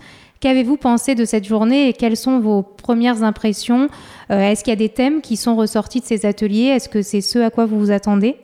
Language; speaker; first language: French; native; French